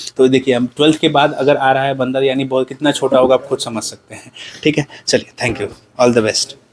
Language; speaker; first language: Hindi; native; Hindi